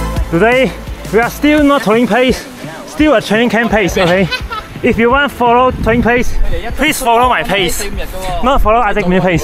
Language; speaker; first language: English; non-native, local second language; Chinese